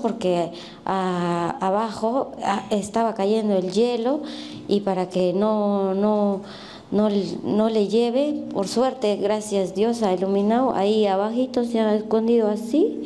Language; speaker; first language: Spanish; native; Spanish